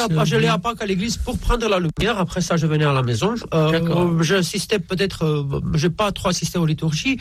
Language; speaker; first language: French; non-native, fluent; Romanian